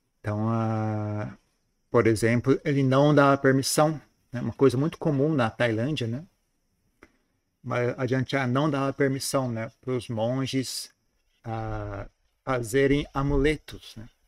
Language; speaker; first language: Portuguese; native; Portuguese